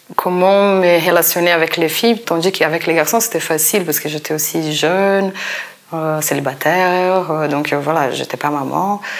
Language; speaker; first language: French; non-native, fluent; Portuguese